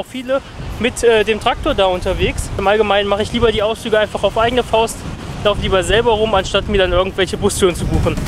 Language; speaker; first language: German; native; German